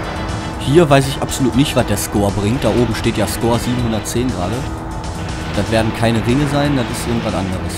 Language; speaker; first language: German; native; German